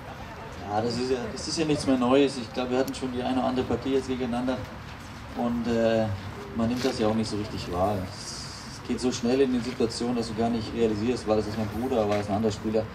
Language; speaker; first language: German; native; German